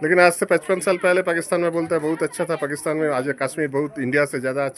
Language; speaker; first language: Hindi; non-native, local second language; Bangla